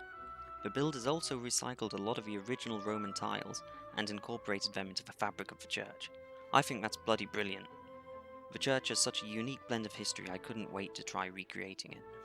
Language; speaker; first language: English; native; English